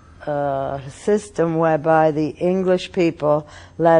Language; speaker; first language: English; early bilingual, other home language; German